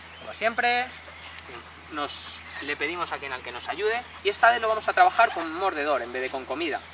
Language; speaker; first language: Spanish; native; Spanish